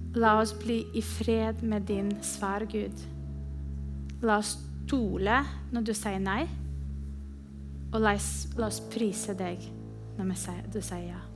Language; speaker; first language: Norwegian; non-native, fluent; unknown